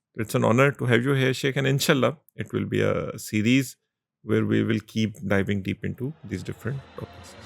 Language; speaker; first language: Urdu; native; Urdu